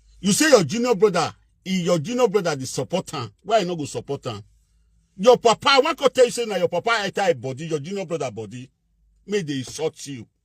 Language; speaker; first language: Nigerian Pidgin; native; Nigerian Pidgin